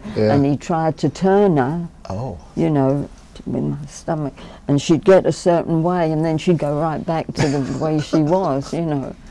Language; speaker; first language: English; native; English